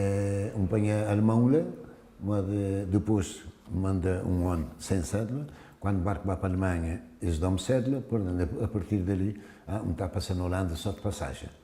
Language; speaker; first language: Portuguese; non-native, local second language; Kabuverdianu